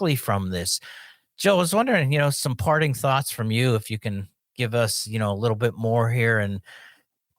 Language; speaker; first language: English; native; English